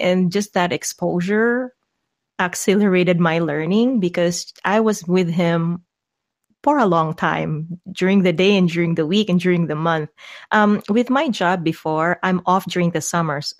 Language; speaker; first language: English; non-native, local second language; Filipino